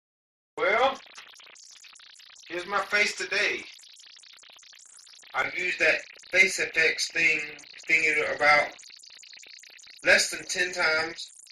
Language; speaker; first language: English; native; English